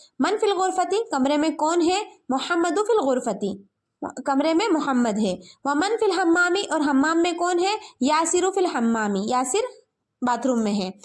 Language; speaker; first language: Urdu; native; Urdu